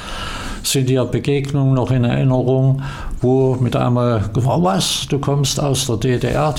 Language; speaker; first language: German; native; German